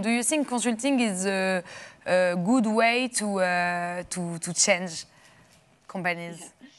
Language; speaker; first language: English; non-native, fluent; French